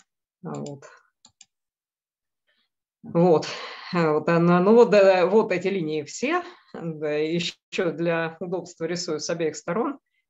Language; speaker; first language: Russian; native; Russian